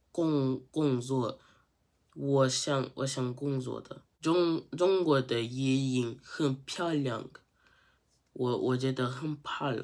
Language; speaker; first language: Chinese; non-native, learner; English